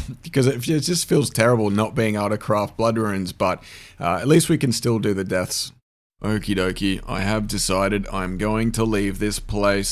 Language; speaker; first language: English; native; English